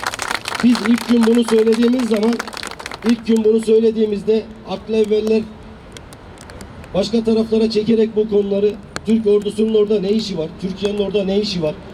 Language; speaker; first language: Turkish; native; Turkish